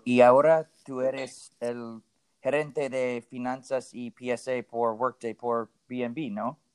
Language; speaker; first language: Spanish; non-native, learner; English